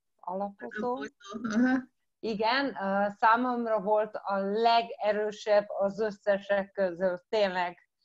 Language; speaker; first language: Hungarian; early bilingual, heritage; Croatian